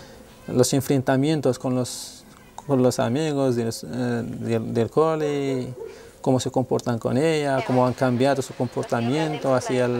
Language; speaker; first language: Spanish; non-native, fluent; Arabic